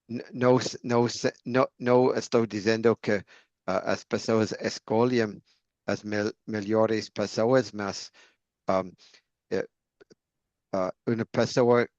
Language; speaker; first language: Portuguese; non-native, learner; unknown